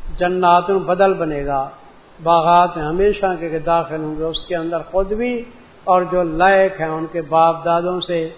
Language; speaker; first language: Urdu; non-native, local second language; Punjabi